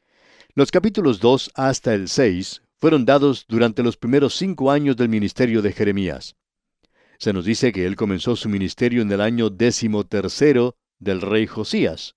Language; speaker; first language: Spanish; native; Spanish